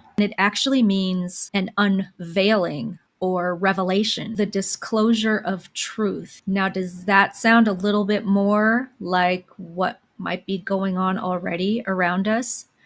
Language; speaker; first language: English; native; English